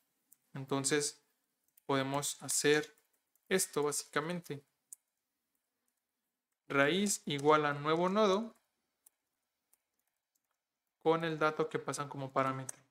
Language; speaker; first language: Spanish; native; Spanish